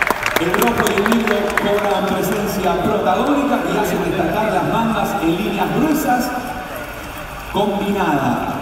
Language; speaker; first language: Spanish; native; Spanish